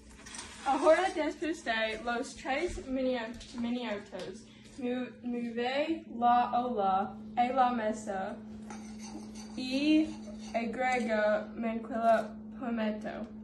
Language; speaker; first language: Spanish; non-native, learner; English